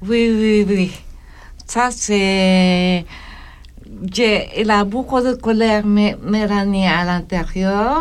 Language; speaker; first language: French; non-native, learner; Filipino